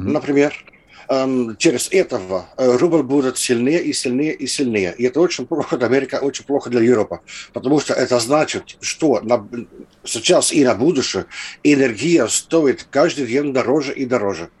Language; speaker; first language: Russian; non-native, fluent; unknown